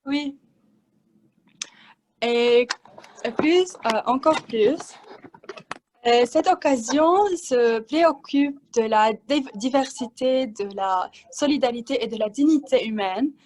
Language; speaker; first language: French; non-native, learner; Arabic